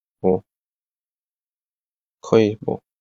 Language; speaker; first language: Chinese; non-native, learner; Korean